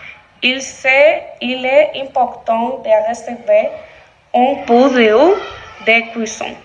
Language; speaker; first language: French; non-native, learner; Spanish